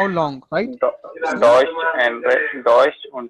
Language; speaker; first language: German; non-native, fluent; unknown